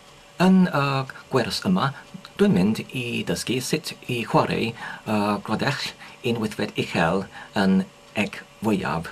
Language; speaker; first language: Welsh; non-native, learner; English